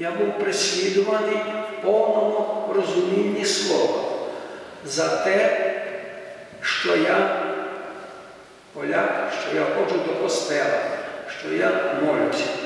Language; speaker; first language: Ukrainian; native; Ukrainian